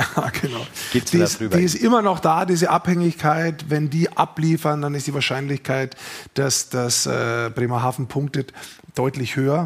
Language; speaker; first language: German; native; German